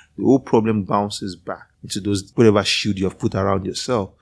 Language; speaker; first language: English; non-native, local second language; Yoruba